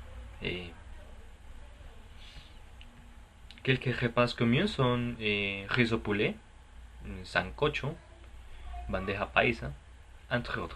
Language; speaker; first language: French; non-native, learner; Spanish